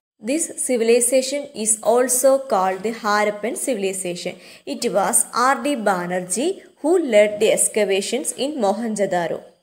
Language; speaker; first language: English; non-native, local second language; Malayalam